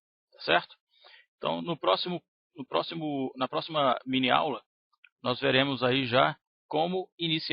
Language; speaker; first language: Portuguese; native; Portuguese